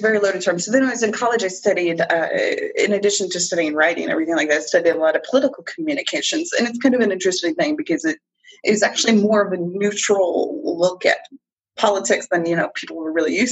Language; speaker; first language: English; native; English